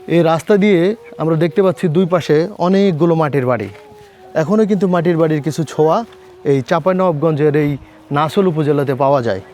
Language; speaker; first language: Bangla; native; Bangla